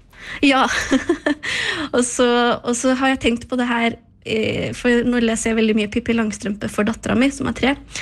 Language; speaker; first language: Norwegian; early bilingual, other home language; Icelandic